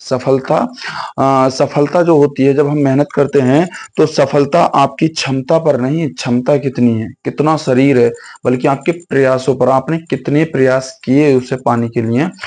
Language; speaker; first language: Hindi; native; Hindi